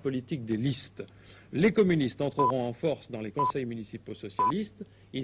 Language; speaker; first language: French; native; French